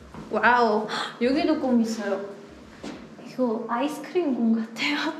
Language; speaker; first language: Korean; non-native, learner; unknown